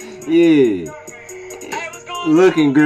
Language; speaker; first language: English; native; English